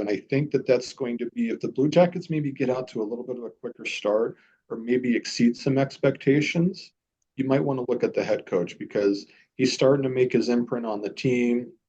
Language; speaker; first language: English; native; English